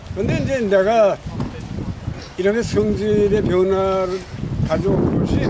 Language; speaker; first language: Korean; native; Korean